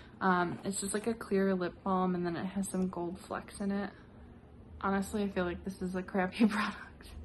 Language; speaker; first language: English; native; English